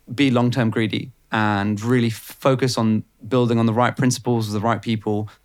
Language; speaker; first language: English; non-native, fluent; Bulgarian